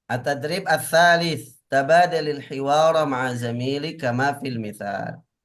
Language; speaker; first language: Arabic; non-native, fluent; Indonesian